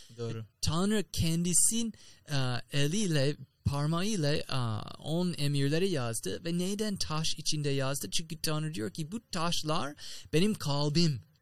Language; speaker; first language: Turkish; non-native, learner; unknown